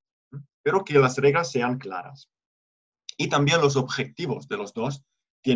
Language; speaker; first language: Spanish; non-native, fluent; Italian